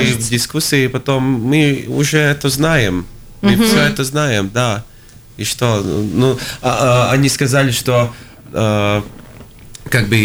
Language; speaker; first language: Russian; non-native, local second language; Latvian